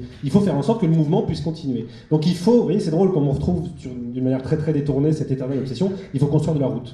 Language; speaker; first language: French; native; French